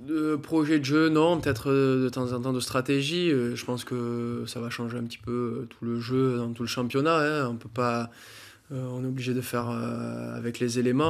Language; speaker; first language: French; native; French